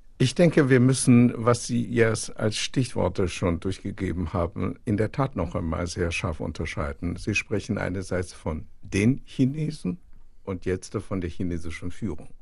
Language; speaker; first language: German; non-native, fluent; Chinese